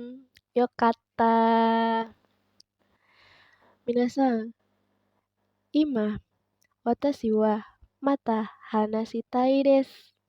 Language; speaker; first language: Japanese; non-native, learner; Indonesian